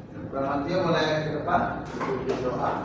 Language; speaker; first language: Indonesian; native; Indonesian